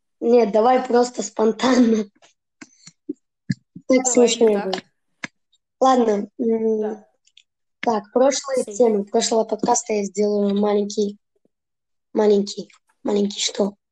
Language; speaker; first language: Russian; early bilingual, heritage; Russian